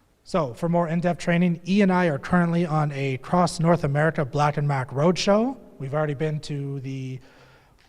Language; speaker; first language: English; native; English